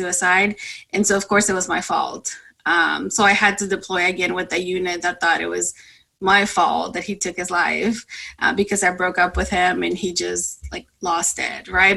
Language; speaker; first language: English; non-native, fluent; Spanish